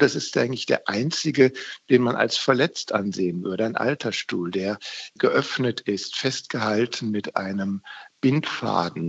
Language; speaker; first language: German; native; German